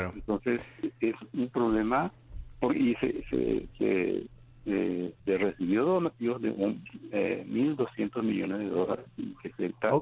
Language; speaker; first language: Spanish; native; Spanish